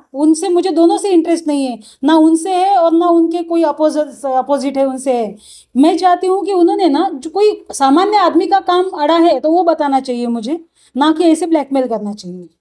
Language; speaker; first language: Hindi; non-native, local second language; Marathi